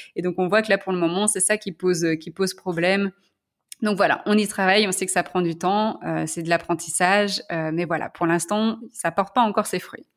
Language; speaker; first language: French; native; French